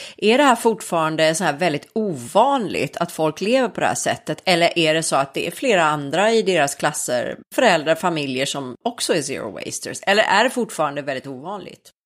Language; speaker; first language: Swedish; native; Swedish